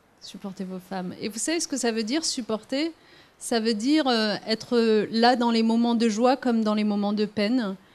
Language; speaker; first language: French; early bilingual, other home language; Riffian